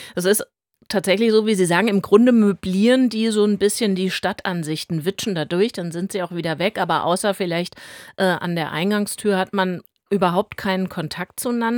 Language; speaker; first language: German; native; German